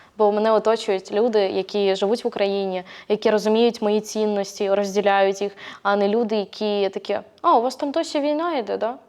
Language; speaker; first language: Ukrainian; native; Ukrainian